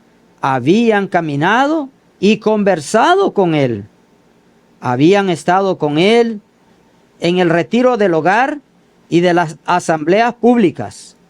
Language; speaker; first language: Spanish; native; Spanish